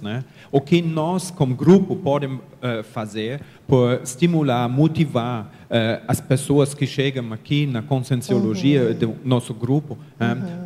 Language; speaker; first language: Portuguese; non-native, learner; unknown